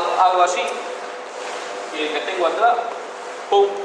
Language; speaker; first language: Spanish; native; Spanish